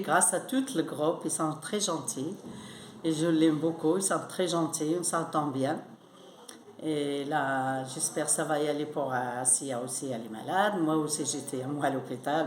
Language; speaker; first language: French; non-native, learner; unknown